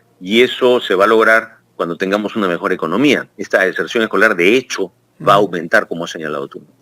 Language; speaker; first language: Spanish; native; Spanish